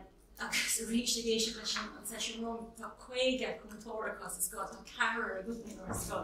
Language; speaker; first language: Irish; non-native, local second language; English